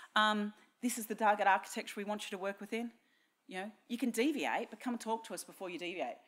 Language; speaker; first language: English; native; English